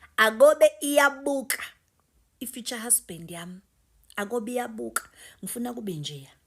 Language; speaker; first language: Zulu; native; Zulu